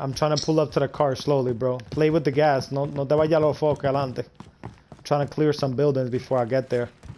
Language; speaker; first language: English; early bilingual, other home language; Spanish